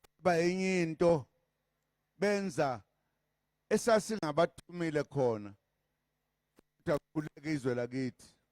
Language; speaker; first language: Zulu; native; Zulu